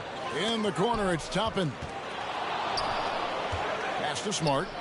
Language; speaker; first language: English; native; English